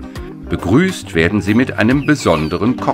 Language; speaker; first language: German; native; German